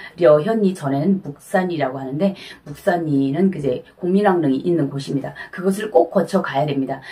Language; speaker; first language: Korean; native; Korean